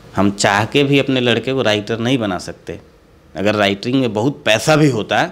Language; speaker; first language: Hindi; native; Hindi